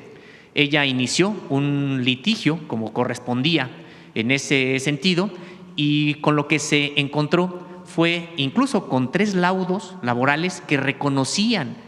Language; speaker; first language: Spanish; native; Spanish